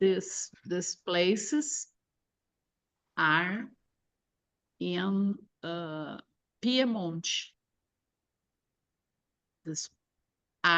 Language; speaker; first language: English; non-native, learner; Portuguese